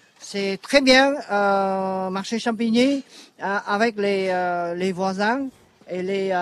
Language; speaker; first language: French; non-native, learner; Vietnamese